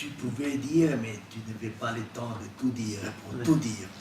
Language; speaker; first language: French; non-native, fluent; Italian